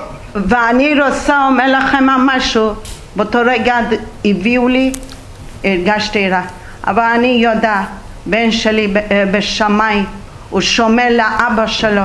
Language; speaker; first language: Hebrew; non-native, learner; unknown